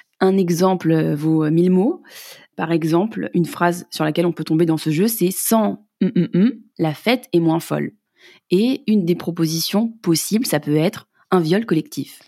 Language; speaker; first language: French; native; French